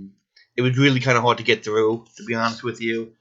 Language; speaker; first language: English; native; English